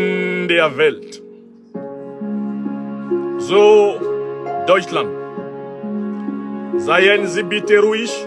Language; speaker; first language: German; non-native, learner; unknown